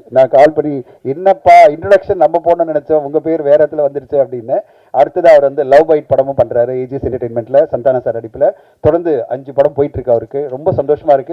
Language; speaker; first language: Tamil; native; Tamil